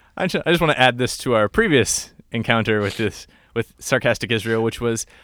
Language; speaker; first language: English; native; English